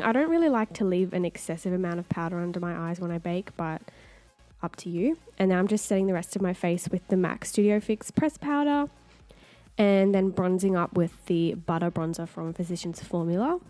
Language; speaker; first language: English; native; English